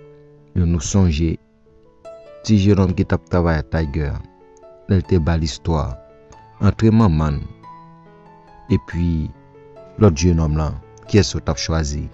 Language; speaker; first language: French; non-native, local second language; Haitian Creole